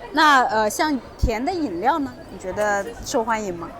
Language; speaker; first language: Chinese; native; Chinese